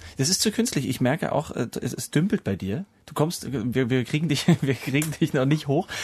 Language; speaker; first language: German; native; German